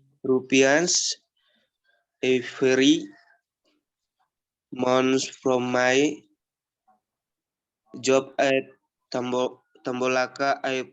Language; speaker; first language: English; non-native, learner; Indonesian